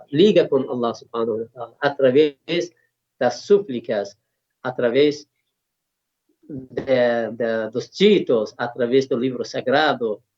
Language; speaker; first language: Portuguese; non-native, learner; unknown